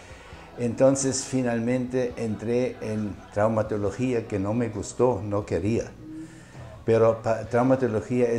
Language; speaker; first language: Spanish; non-native, fluent; German